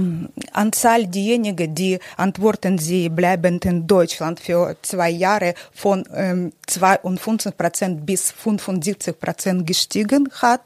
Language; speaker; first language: German; non-native, learner; Ukrainian